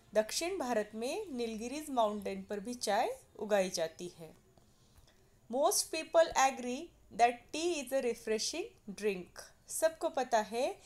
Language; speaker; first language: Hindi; non-native, local second language; Marathi